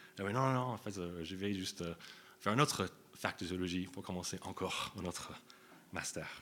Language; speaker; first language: French; non-native, fluent; English